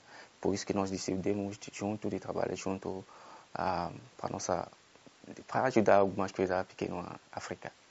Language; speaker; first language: Portuguese; non-native, fluent; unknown